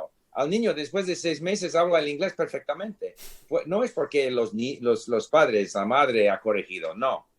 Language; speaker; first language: Spanish; non-native, fluent; English